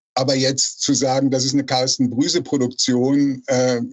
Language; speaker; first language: German; native; German